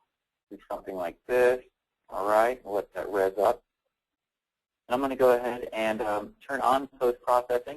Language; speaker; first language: English; native; English